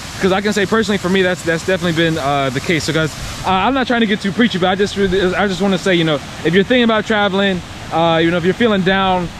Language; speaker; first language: English; native; English